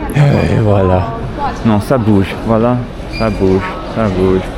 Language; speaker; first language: French; non-native, fluent; English